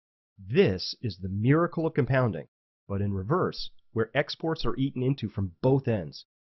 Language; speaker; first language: English; native; English